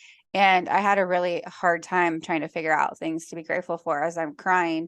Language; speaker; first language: English; native; English